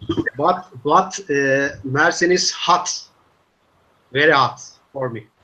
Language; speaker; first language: English; non-native, learner; Turkish